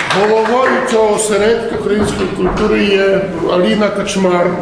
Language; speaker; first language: Ukrainian; early bilingual, heritage; Ukrainian